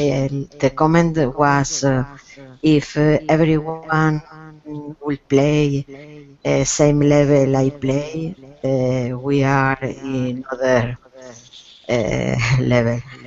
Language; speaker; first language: English; non-native, learner; Spanish